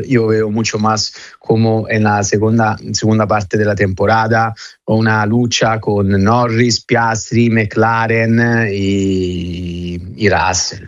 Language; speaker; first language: Spanish; non-native, fluent; Italian